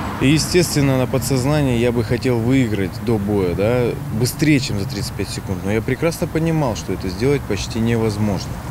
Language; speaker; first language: Russian; native; Russian